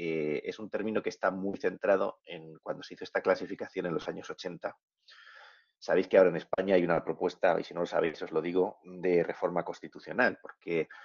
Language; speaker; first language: Spanish; native; Spanish